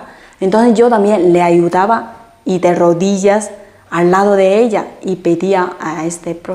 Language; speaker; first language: Spanish; non-native, fluent; Chinese